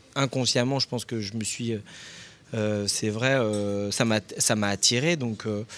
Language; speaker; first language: French; native; French